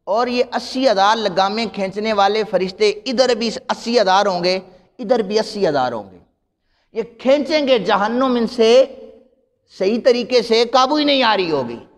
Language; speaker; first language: Hindi; native; Hindi